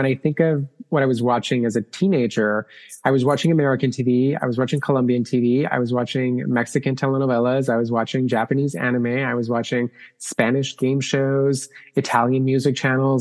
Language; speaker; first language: English; non-native, fluent; Spanish